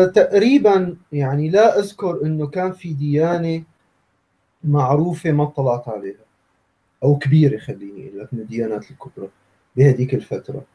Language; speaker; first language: Arabic; native; Arabic